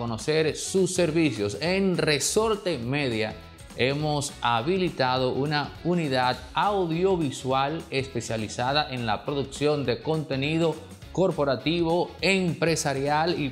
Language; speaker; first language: Spanish; native; Spanish